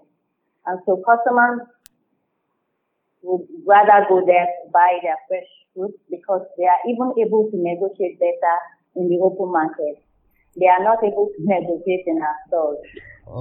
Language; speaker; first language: English; non-native, local second language; Yoruba